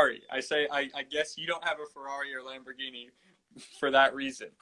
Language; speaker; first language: English; native; English